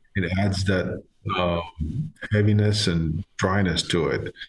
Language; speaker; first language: English; non-native, fluent; Georgian